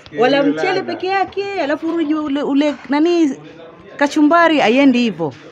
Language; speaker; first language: Swahili; native; Swahili